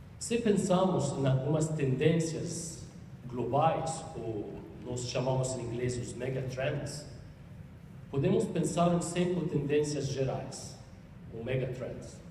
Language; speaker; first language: Portuguese; non-native, fluent; Arabic